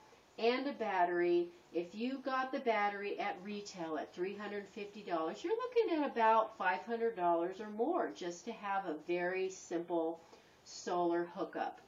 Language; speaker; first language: English; native; English